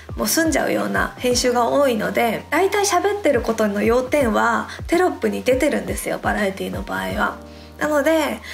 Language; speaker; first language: Japanese; native; Japanese